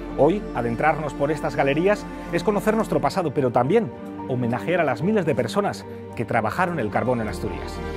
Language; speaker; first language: Spanish; native; Spanish